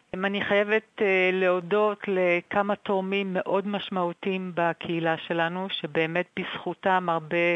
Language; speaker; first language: Hebrew; native; Hebrew